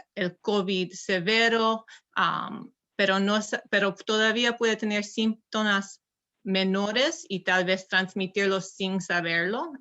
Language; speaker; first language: Spanish; non-native, learner; English